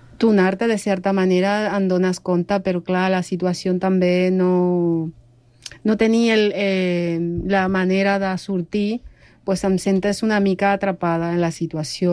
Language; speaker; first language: Catalan; non-native, fluent; Spanish